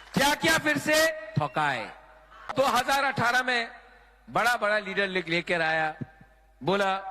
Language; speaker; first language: Hindi; non-native, local second language; Kok Borok